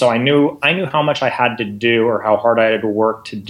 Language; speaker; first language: English; native; English